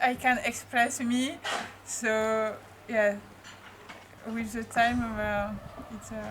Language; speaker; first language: English; non-native, learner; French